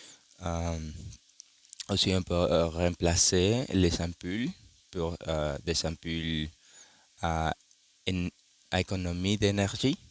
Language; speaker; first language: French; non-native, learner; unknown